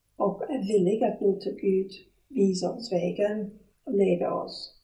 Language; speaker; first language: Swedish; non-native, fluent; English